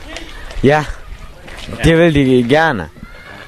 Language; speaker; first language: Danish; non-native, learner; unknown